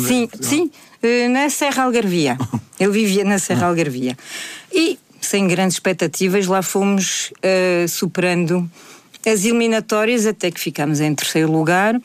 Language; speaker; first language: Portuguese; native; Portuguese